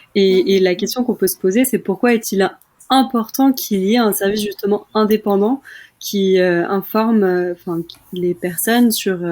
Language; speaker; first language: French; native; French